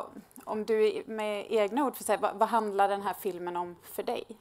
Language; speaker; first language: Swedish; native; Swedish